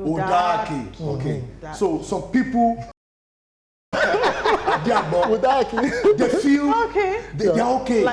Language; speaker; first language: English; non-native, local second language; Yoruba